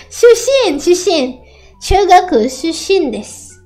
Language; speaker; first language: Japanese; non-native, learner; Indonesian